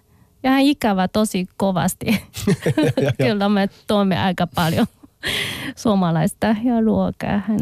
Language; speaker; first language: Finnish; non-native, learner; Chinese